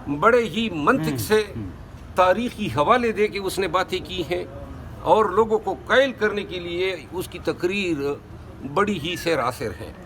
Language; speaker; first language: Urdu; non-native, local second language; Pashto